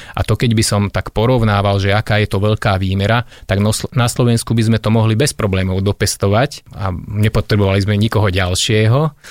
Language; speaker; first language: Slovak; non-native, local second language; Hungarian